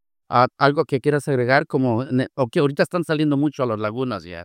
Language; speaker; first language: Spanish; native; Spanish